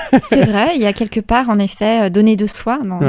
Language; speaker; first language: French; native; French